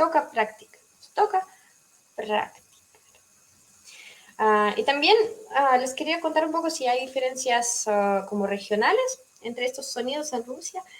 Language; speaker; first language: Spanish; non-native, fluent; Russian